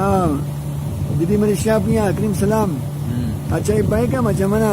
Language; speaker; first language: Indonesian; non-native, learner; Urdu